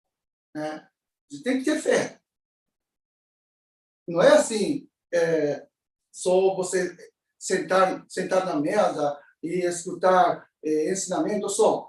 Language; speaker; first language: Portuguese; non-native, learner; Japanese